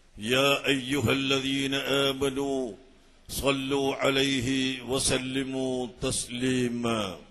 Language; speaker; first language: Arabic; non-native, fluent; Malayalam